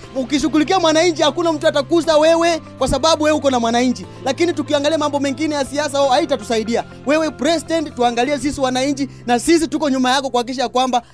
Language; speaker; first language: Swahili; non-native, local second language; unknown